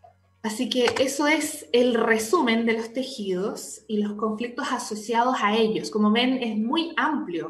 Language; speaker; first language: Spanish; native; Spanish